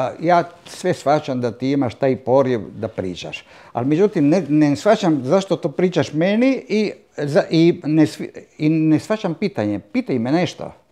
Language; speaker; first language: Croatian; non-native, local second language; Italian